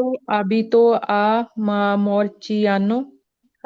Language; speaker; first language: Italian; non-native, learner; Punjabi